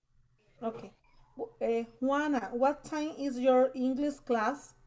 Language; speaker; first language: English; non-native, learner; Spanish